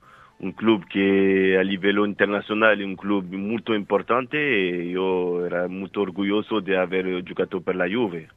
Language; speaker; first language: Italian; non-native, fluent; French